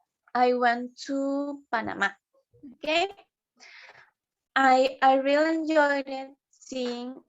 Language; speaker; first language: English; non-native, learner; Spanish